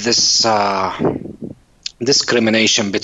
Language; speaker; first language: English; non-native, fluent; Arabic